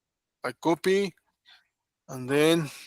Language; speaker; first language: English; non-native, learner; Spanish